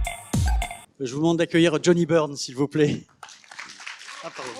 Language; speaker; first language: French; native; French